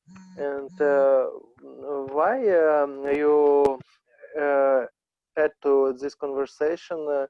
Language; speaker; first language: English; non-native, learner; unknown